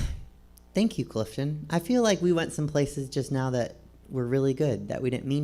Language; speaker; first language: English; native; English